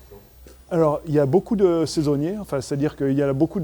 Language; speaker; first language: French; native; French